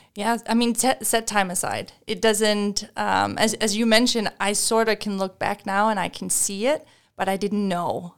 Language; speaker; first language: English; non-native, fluent; Danish